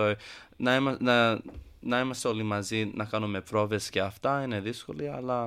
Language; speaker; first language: Greek; early bilingual, heritage; Greek